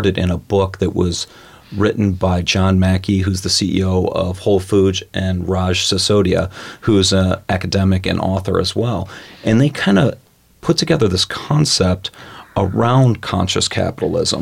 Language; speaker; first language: English; native; English